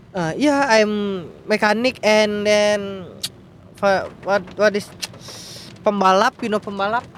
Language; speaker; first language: English; non-native, learner; Indonesian